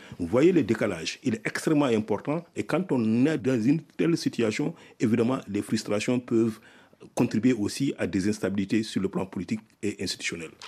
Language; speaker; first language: French; non-native, local second language; Soninke